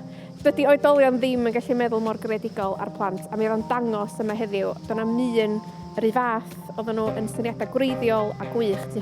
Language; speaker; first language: Welsh; native; Welsh